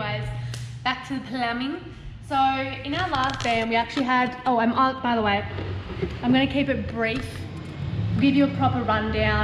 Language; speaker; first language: English; native; English